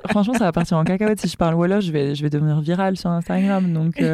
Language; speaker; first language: French; native; French